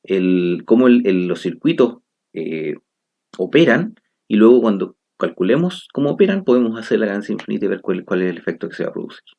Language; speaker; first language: Spanish; native; Spanish